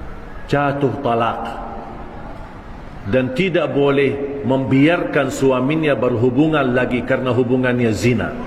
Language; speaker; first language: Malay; non-native, fluent; Arabic